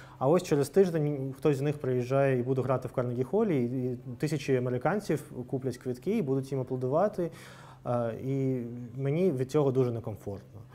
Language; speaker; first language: Ukrainian; non-native, local second language; Russian